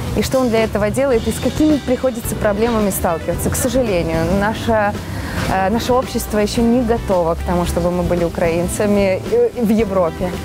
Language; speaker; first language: Russian; native; Russian